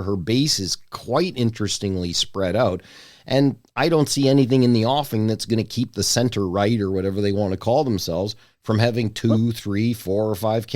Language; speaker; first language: English; native; English